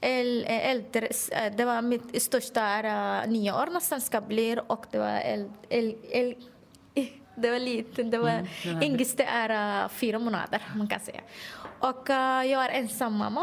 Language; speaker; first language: Swedish; non-native, learner; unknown